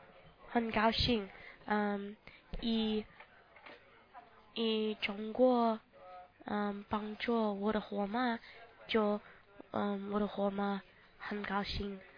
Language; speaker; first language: Chinese; non-native, learner; English